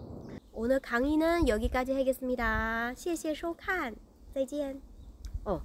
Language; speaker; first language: Korean; non-native, learner; Chinese